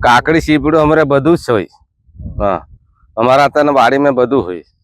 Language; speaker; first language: Gujarati; non-native, local second language; Rathawi